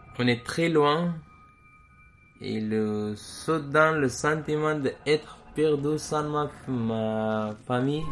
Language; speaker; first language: French; non-native, learner; Persian